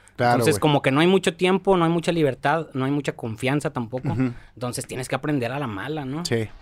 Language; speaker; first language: Spanish; native; Spanish